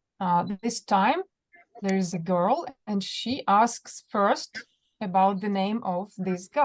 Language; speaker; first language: English; non-native, fluent; Russian